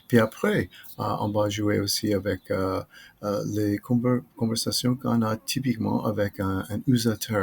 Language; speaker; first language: French; non-native, fluent; English